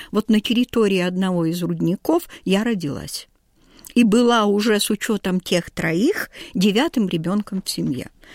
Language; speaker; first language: Russian; native; Russian